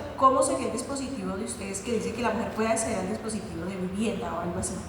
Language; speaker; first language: Spanish; native; Spanish